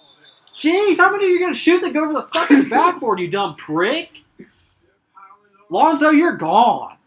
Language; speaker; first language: English; native; English